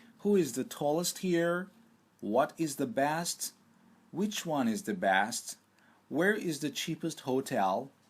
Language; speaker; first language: English; non-native, fluent; Turkish